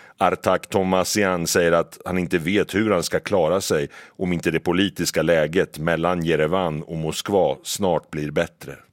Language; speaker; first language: Swedish; native; Swedish